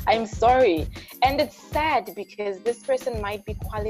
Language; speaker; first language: English; non-native, local second language; Shona